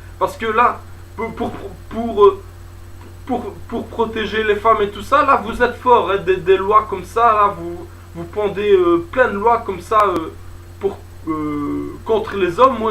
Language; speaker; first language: French; native; French